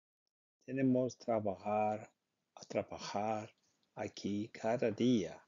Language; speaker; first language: Spanish; non-native, learner; Icelandic